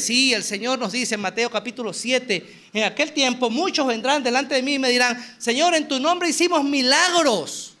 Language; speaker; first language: Spanish; native; Spanish